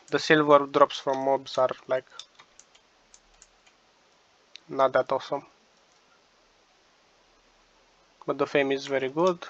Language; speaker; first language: English; non-native, fluent; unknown